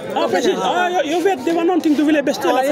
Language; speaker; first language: Swedish; non-native, fluent; Swahili